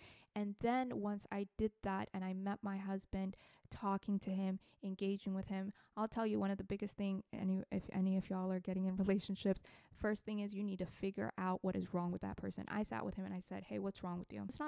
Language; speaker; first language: English; non-native, fluent; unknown